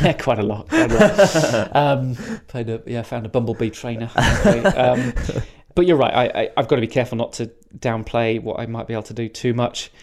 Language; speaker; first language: English; native; English